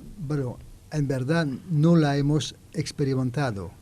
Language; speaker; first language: Spanish; non-native, learner; French